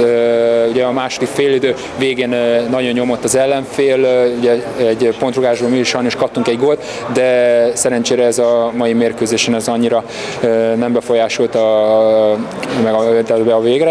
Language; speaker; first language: Hungarian; native; Hungarian